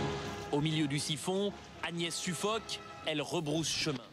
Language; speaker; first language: French; native; French